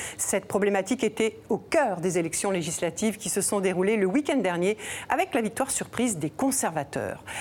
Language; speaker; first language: French; native; French